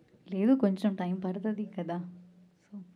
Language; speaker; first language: Telugu; non-native, learner; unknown